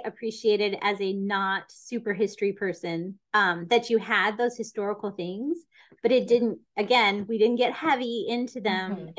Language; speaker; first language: English; native; English